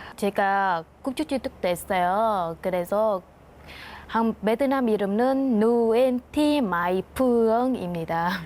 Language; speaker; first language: Korean; non-native, learner; Vietnamese